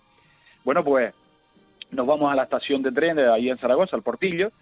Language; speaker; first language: Spanish; native; Spanish